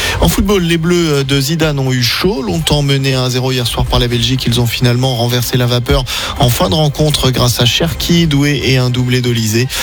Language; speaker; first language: French; native; French